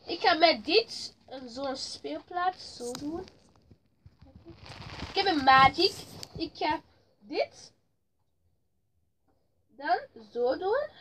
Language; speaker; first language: Dutch; early bilingual, other home language; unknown